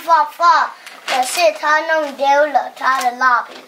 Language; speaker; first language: Chinese; early bilingual, heritage; Chinese